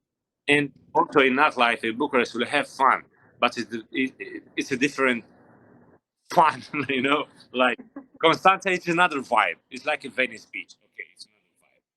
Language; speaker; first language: English; non-native, learner; Romanian